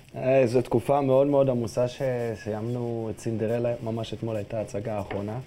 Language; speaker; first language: Hebrew; early bilingual, other home language; Russian